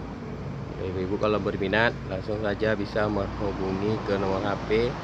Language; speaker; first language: Indonesian; native; Indonesian